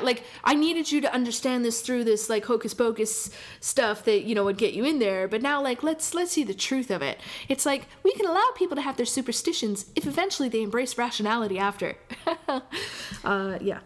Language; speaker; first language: English; native; English